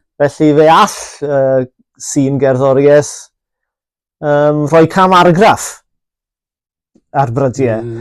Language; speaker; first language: Welsh; native; Welsh